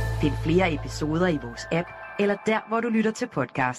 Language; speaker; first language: Danish; native; Danish